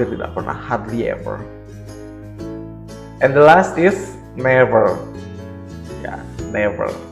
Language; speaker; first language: English; non-native, learner; Indonesian